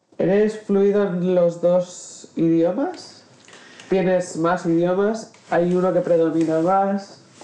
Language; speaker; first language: Spanish; native; Spanish